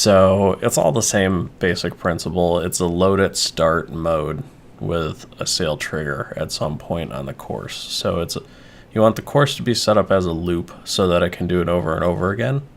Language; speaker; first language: English; native; English